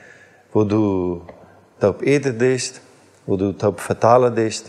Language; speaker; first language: German; non-native, learner; Plautdietsch